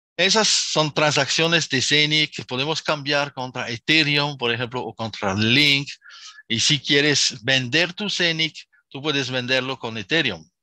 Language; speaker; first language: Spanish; non-native, fluent; Arabic